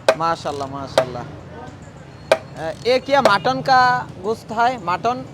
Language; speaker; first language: Hindi; non-native, learner; Bangla